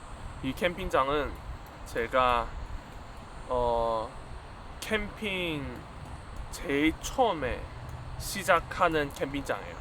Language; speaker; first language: Korean; non-native, fluent; Chinese